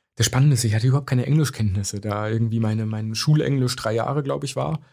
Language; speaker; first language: German; native; German